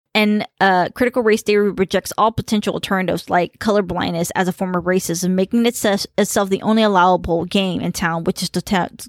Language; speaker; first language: English; early bilingual, other home language; Khmer